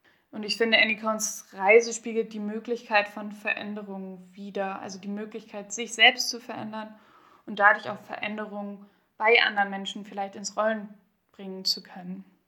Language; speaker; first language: German; native; German